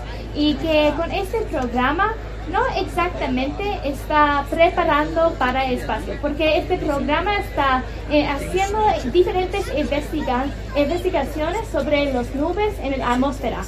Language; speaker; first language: Spanish; non-native, learner; English